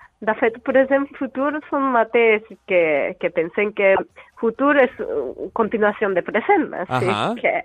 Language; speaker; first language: Catalan; non-native, learner; Japanese